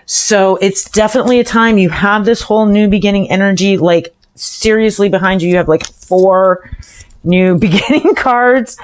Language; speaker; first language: English; native; English